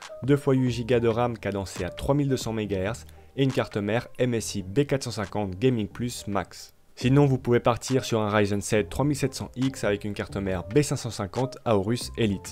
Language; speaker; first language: French; native; French